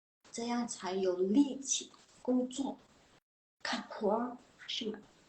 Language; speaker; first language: Chinese; non-native, fluent; Indonesian